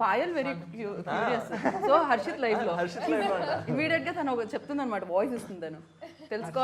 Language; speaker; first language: Telugu; native; Telugu